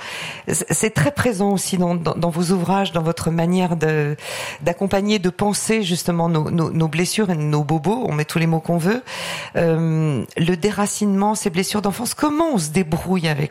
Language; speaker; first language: French; native; French